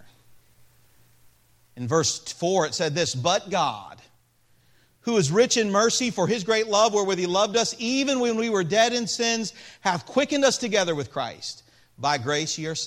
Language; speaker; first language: English; native; English